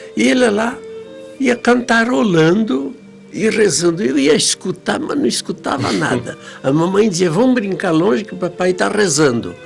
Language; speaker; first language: Portuguese; early bilingual, other home language; Polish